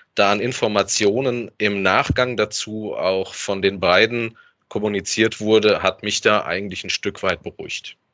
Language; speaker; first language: German; native; German